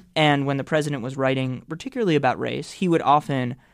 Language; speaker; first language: English; native; English